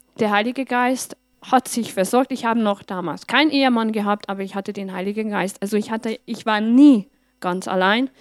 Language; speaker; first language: German; non-native, fluent; Hungarian